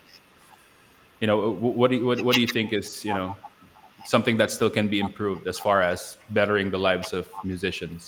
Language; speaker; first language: English; non-native, local second language; Pampanga